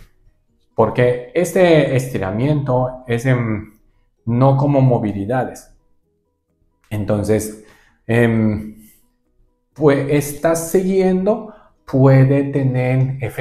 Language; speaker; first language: Spanish; non-native, learner; Japanese